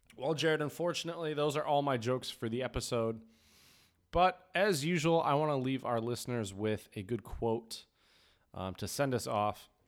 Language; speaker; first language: English; native; English